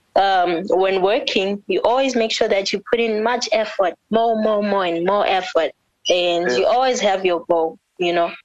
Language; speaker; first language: English; non-native, local second language; North Ndebele